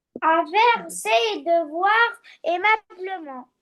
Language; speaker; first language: French; non-native, learner; Arabic